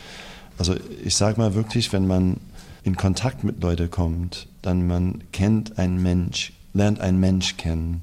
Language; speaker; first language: German; non-native, fluent; English